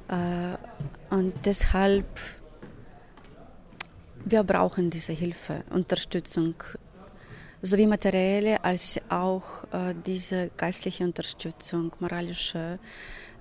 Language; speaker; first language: German; non-native, fluent; Ukrainian